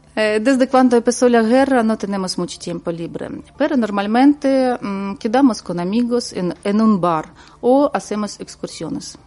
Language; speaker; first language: Spanish; non-native, learner; Ukrainian